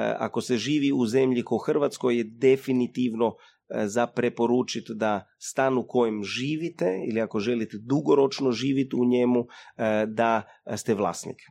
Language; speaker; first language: Croatian; early bilingual, heritage; Croatian